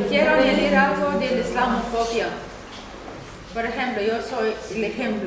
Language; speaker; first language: Spanish; non-native, learner; Arabic